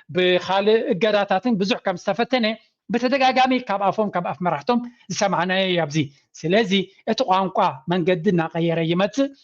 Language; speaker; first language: Tigrinya; non-native, local second language; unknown